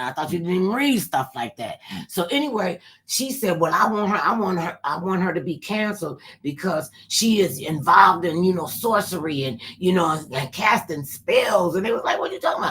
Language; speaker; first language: English; native; English